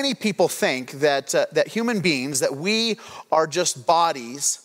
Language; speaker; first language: English; native; English